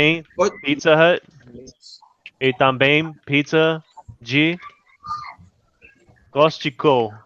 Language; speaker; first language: Portuguese; non-native, learner; English